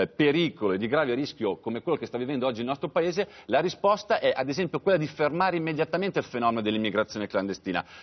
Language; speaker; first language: Italian; native; Italian